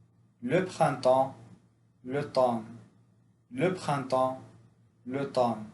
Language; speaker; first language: French; non-native, fluent; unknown